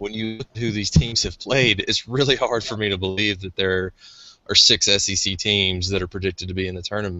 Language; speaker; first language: English; native; English